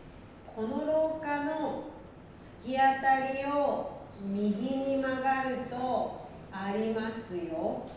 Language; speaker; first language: Japanese; non-native, learner; Indonesian